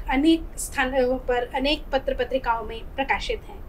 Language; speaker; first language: Hindi; native; Hindi